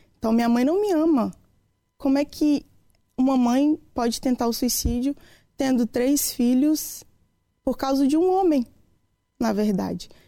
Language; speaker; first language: Portuguese; native; Portuguese